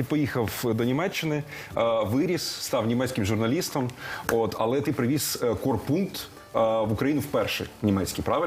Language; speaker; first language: Ukrainian; native; Ukrainian